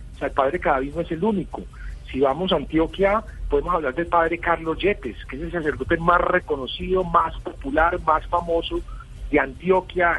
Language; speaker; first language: Spanish; native; Spanish